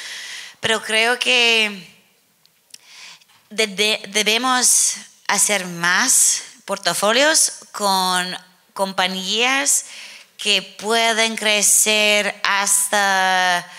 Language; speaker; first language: Spanish; non-native, learner; English